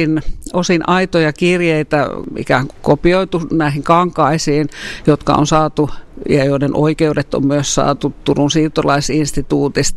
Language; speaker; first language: Finnish; native; Finnish